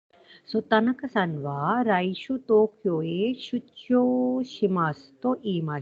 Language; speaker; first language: Japanese; non-native, fluent; Hindi